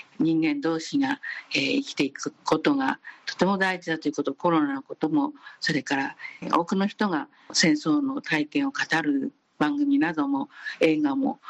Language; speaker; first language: Japanese; native; Japanese